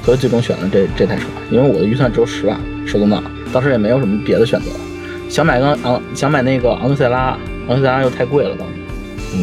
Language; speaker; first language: Chinese; native; Chinese